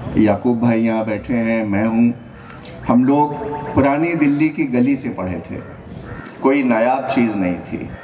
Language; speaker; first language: Urdu; native; Urdu